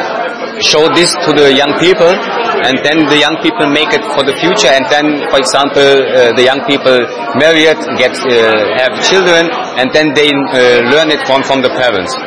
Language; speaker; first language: English; non-native, learner; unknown